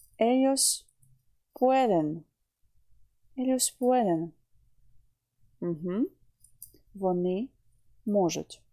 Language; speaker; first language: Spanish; non-native, fluent; Ukrainian